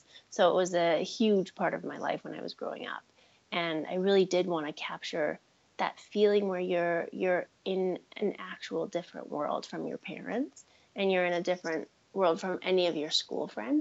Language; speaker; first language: English; native; English